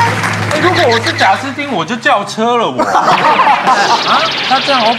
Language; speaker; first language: Chinese; native; Chinese